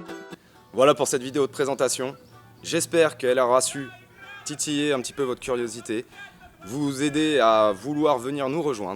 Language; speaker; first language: French; native; French